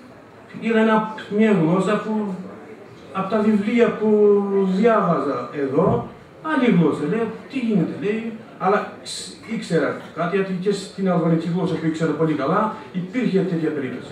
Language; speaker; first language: Greek; non-native, fluent; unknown